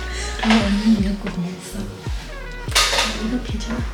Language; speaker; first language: Korean; non-native, learner; German